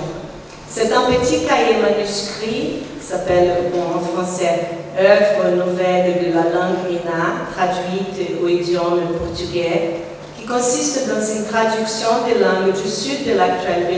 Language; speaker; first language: French; non-native, fluent; Portuguese